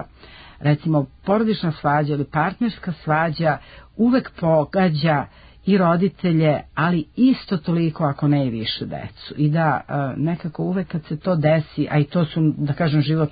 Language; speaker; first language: Serbian; native; Serbian